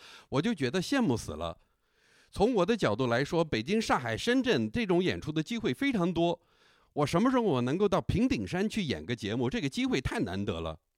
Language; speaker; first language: Chinese; non-native, fluent; English